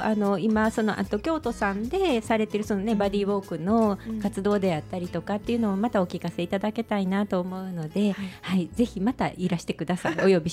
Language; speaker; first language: Japanese; native; Japanese